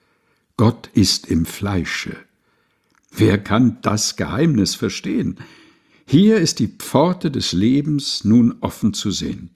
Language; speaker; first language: German; native; German